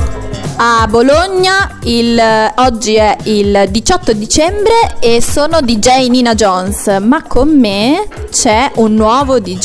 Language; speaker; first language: Italian; native; Italian